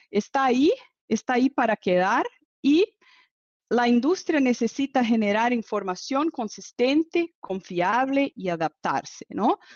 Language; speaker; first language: Spanish; non-native, fluent; Portuguese